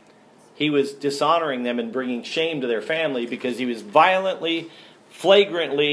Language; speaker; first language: English; native; English